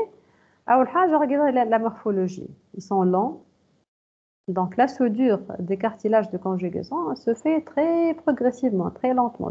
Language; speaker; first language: French; non-native, local second language; Arabic